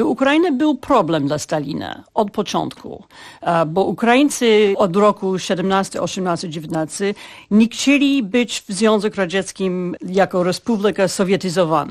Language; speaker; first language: Polish; non-native, fluent; English